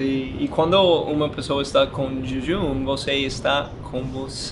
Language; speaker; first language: Portuguese; non-native, learner; English